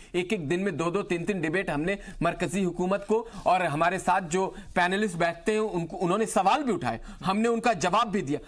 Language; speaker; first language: Hindi; native; Hindi